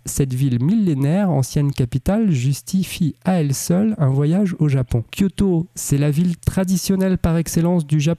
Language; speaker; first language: French; native; French